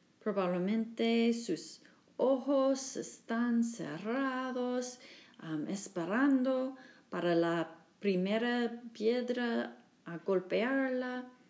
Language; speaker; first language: Spanish; non-native, learner; English